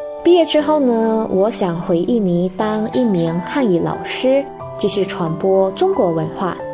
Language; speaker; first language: Chinese; early bilingual, heritage; Indonesian